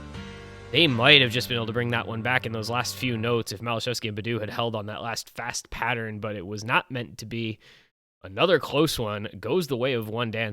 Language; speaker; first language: English; native; English